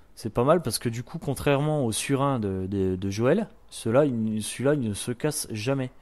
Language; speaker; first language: French; native; French